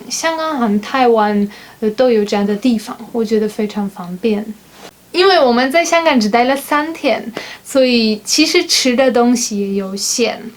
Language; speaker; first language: Chinese; non-native, fluent; Polish